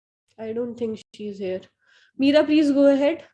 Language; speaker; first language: English; non-native, local second language; Hindi